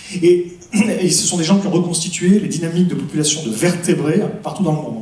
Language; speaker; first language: French; native; French